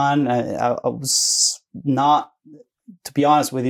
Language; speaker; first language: English; non-native, fluent; Spanish